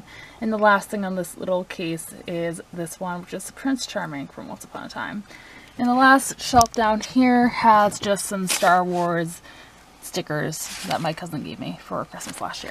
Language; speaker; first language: English; native; English